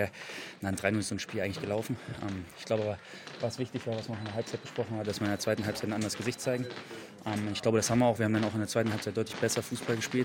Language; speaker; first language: German; native; German